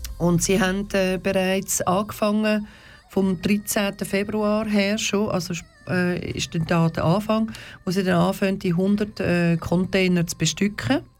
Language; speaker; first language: German; early bilingual, other home language; Turkish